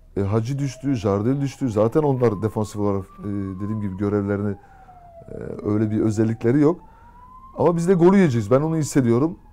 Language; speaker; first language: Turkish; early bilingual, heritage; Turkish